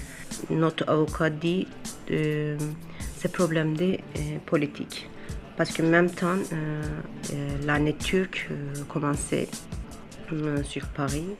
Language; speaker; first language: French; non-native, learner; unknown